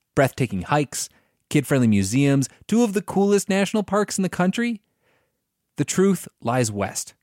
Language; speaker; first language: English; native; English